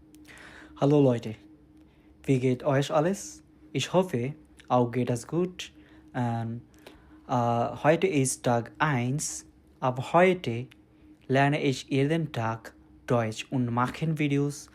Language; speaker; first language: German; non-native, learner; Bangla